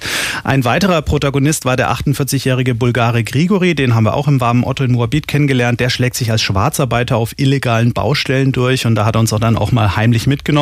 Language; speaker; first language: German; native; German